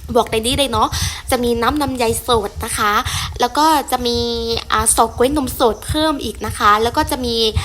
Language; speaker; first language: Thai; non-native, local second language; Shan